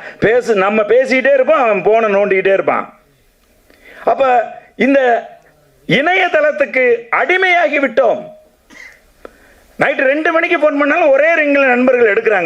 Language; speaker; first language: Tamil; native; Tamil